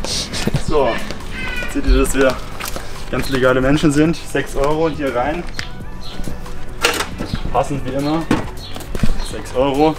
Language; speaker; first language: German; native; German